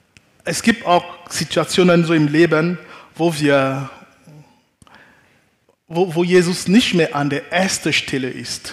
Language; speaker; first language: German; non-native, fluent; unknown